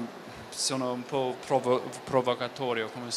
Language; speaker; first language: Italian; non-native, fluent; English